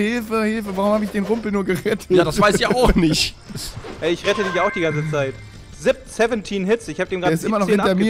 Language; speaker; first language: German; native; German